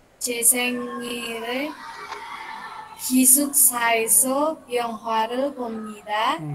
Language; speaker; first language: Korean; non-native, learner; Indonesian